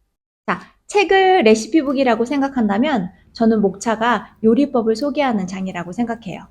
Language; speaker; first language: Korean; native; Korean